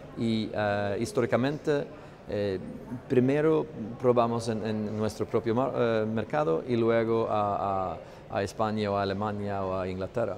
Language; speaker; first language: Spanish; non-native, fluent; Swedish